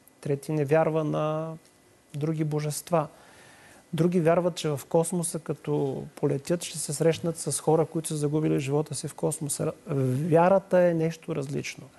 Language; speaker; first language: Bulgarian; native; Bulgarian